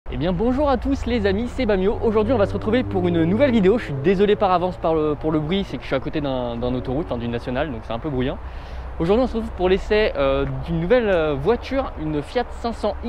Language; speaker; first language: French; native; French